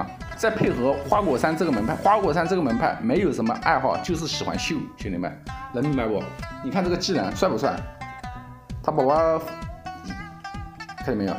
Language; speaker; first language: Chinese; native; Chinese